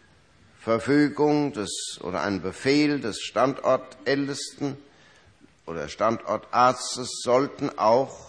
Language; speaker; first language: German; native; German